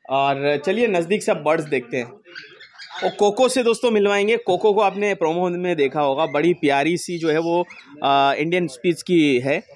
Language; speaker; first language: Hindi; non-native, local second language; Gujarati